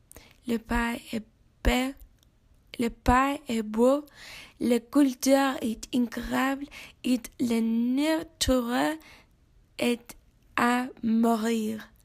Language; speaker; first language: French; non-native, learner; English